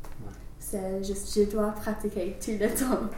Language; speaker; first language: French; non-native, learner; English